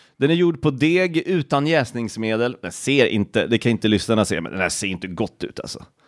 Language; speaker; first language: Swedish; native; Swedish